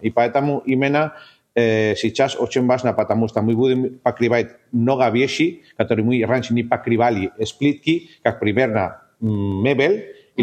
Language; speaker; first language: Russian; non-native, fluent; Spanish